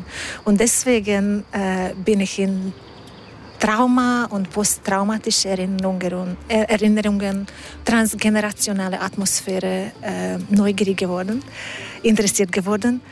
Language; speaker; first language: German; non-native, fluent; Hungarian